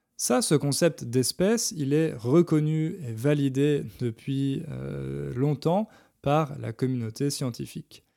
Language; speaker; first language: French; native; French